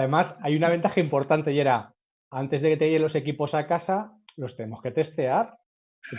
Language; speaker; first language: Spanish; native; Spanish